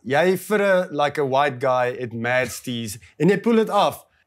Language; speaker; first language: English; non-native, local second language; Afrikaans